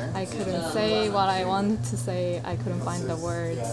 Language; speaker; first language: English; non-native, fluent; Korean